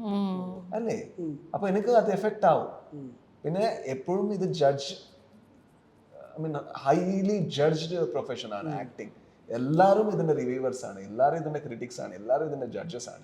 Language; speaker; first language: Malayalam; non-native, learner; Kannada